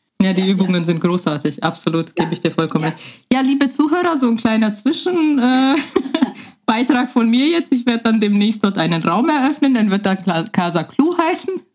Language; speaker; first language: German; native; German